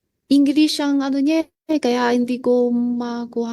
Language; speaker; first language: Filipino; non-native, learner; Chinese